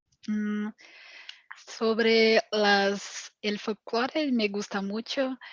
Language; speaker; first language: Spanish; non-native, fluent; Portuguese